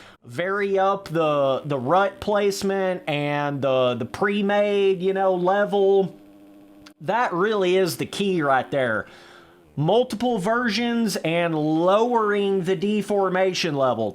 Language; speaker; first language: English; native; English